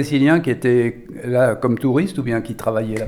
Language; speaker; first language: French; native; French